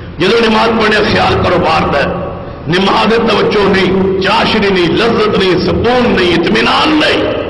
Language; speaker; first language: Urdu; non-native, local second language; Punjabi